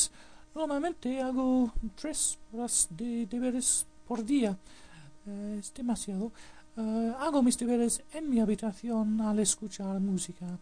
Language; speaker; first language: Spanish; non-native, fluent; English